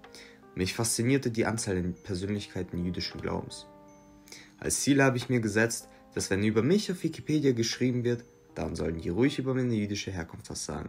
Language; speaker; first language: German; early bilingual, other home language; Russian